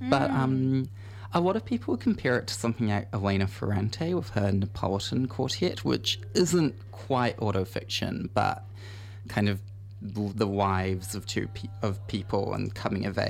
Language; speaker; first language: English; native; English